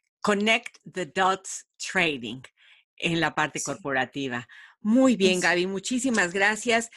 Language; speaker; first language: Spanish; native; Spanish